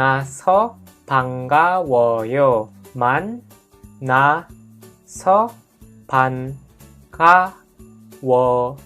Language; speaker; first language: Korean; non-native, fluent; Indonesian